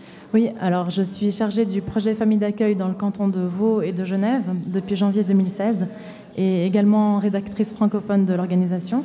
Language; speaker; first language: French; native; French